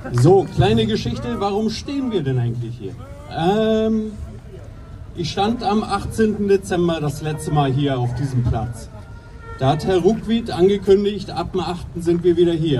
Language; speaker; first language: German; native; German